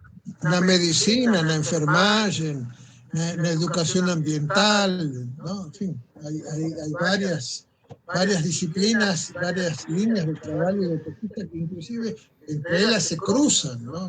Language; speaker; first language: Portuguese; non-native, fluent; Spanish